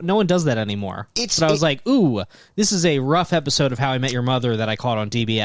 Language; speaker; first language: English; native; English